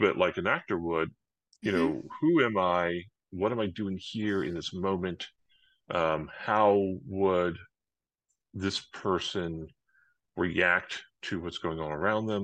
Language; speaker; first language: English; native; English